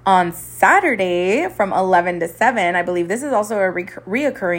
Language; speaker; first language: English; native; English